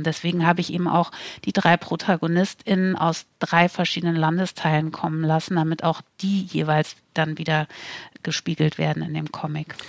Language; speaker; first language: German; native; German